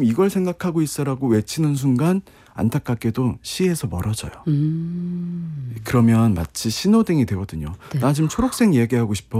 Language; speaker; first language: Korean; native; Korean